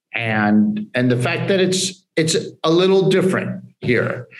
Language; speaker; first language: English; early bilingual, other home language; Spanish